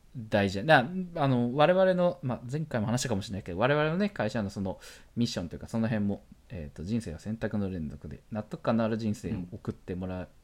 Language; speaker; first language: Japanese; native; Japanese